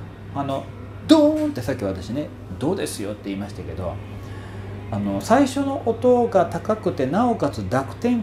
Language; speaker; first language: Japanese; native; Japanese